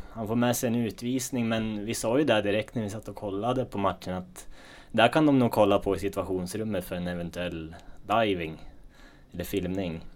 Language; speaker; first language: Swedish; native; Swedish